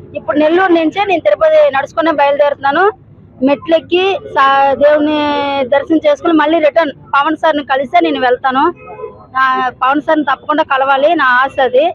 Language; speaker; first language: Telugu; native; Telugu